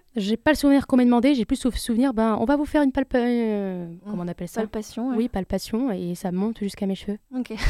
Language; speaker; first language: French; native; French